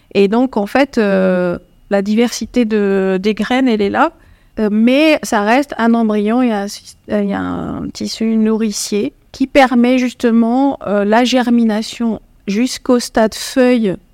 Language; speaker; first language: French; non-native, local second language; Arabic